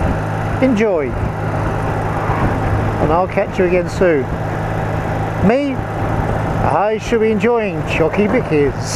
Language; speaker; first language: English; native; English